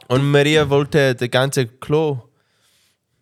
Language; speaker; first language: German; non-native, learner; English